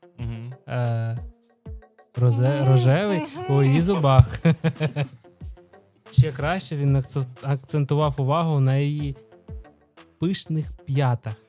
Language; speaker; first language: Ukrainian; non-native, local second language; Russian